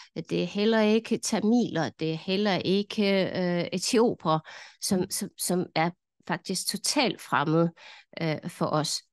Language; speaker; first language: Danish; non-native, fluent; Ukrainian